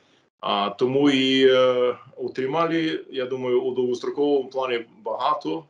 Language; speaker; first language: Ukrainian; non-native, fluent; English